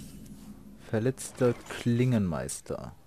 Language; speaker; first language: German; native; German